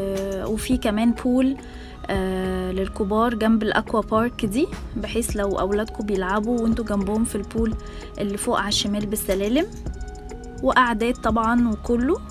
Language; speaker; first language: Arabic; native; Arabic